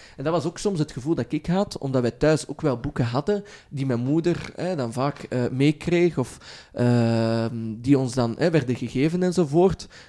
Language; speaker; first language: Dutch; early bilingual, other home language; Arabic